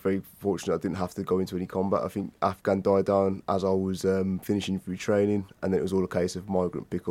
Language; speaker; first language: English; native; English